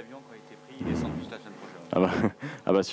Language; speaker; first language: French; native; French